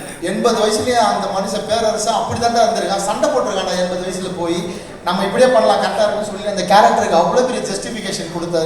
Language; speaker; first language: Tamil; native; Tamil